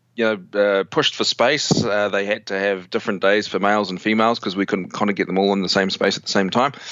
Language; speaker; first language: English; native; English